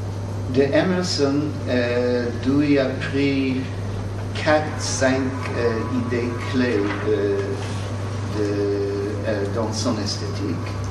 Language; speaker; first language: French; non-native, fluent; English